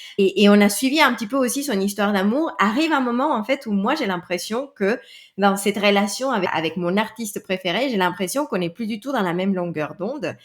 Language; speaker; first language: French; non-native, fluent; Spanish